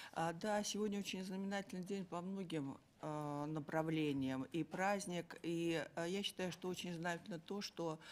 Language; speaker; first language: Russian; native; Russian